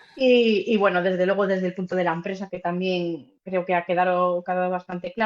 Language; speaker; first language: Spanish; native; Spanish